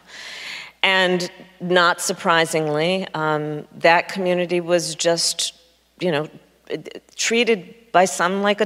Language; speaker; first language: English; native; English